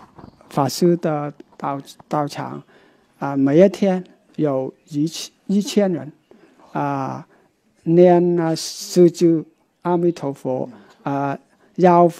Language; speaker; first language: Chinese; non-native, local second language; Vietnamese